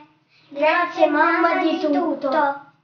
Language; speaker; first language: Italian; early bilingual, other home language; Russian